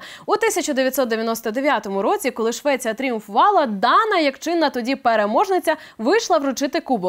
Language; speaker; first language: Ukrainian; native; Ukrainian